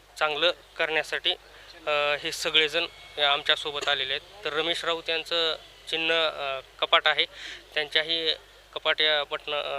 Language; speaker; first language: Marathi; native; Marathi